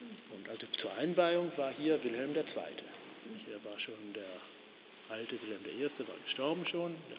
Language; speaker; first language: German; native; German